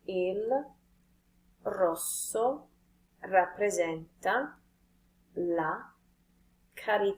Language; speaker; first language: Italian; non-native, fluent; English